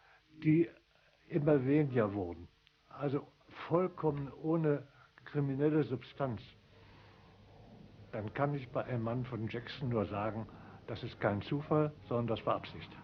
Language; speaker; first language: German; native; German